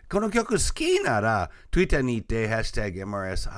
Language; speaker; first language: Japanese; non-native, fluent; English